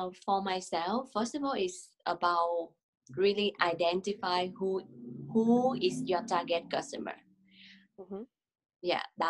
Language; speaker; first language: English; non-native, learner; Vietnamese